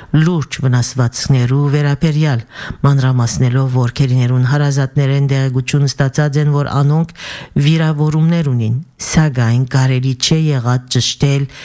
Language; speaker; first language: Armenian; early bilingual, heritage; Armenian